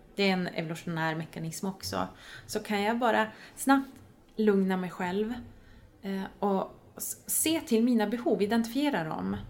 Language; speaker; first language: Swedish; native; Swedish